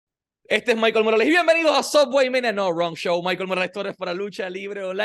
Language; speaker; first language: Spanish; native; Spanish